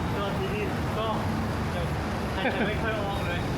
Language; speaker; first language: Thai; non-native, learner; German